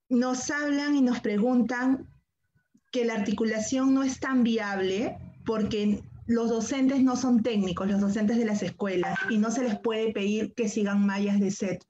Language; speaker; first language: Spanish; native; Spanish